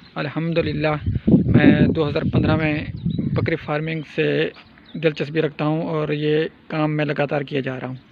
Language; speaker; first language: Urdu; non-native, local second language; Saraiki